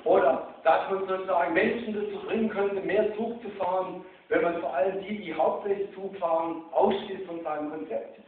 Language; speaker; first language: German; native; German